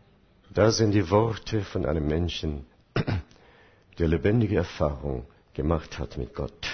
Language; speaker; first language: German; non-native, fluent; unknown